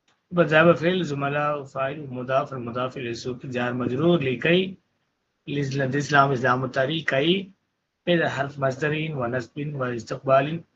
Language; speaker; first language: Arabic; non-native, fluent; Tamil